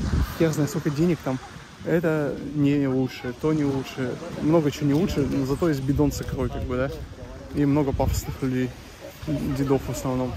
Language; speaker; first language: Russian; native; Russian